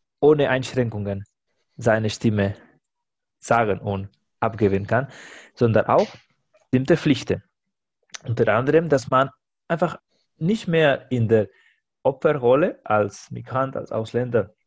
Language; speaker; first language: German; non-native, fluent; Spanish